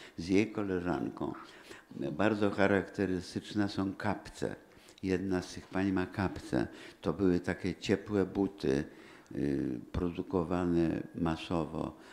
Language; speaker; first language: Polish; native; Polish